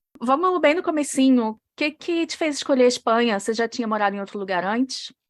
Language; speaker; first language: Portuguese; native; Portuguese